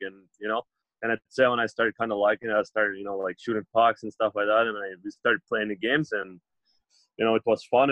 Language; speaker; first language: English; non-native, fluent; Russian